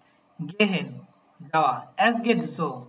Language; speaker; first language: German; non-native, fluent; Bangla